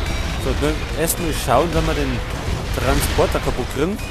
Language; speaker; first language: German; native; German